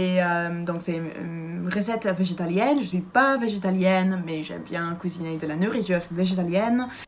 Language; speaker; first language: French; non-native, learner; Dutch